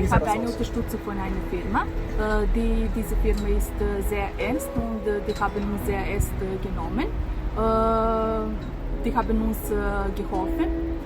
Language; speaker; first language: German; non-native, learner; Serbian